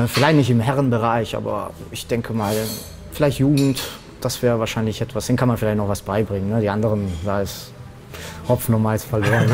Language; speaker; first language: German; native; German